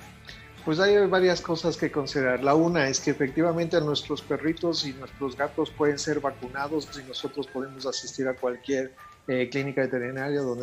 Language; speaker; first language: Spanish; native; Spanish